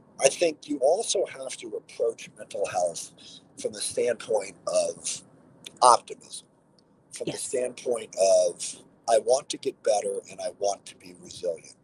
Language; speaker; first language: English; native; English